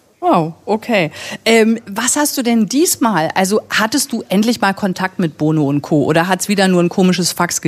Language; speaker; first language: German; native; German